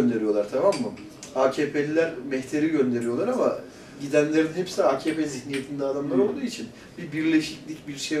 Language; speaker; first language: Turkish; native; Turkish